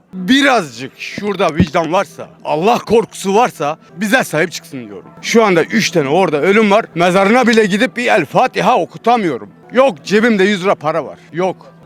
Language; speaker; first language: Turkish; non-native, local second language; Kurdish